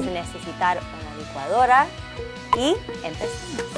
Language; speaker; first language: Spanish; early bilingual, heritage; English